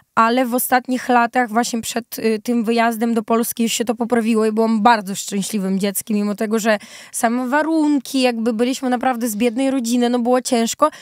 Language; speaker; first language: Polish; early bilingual, other home language; Ukrainian